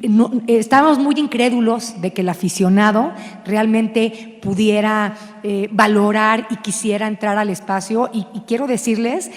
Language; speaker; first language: Spanish; native; Spanish